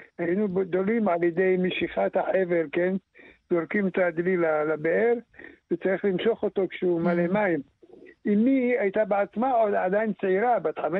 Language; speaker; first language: Hebrew; early bilingual, other home language; Arabic